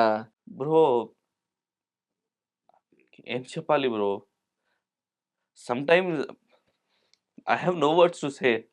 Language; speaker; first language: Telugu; non-native, local second language; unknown